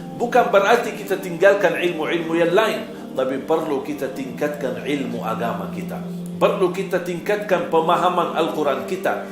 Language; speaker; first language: Malay; non-native, fluent; Arabic